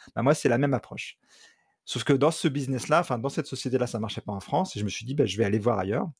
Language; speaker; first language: French; native; French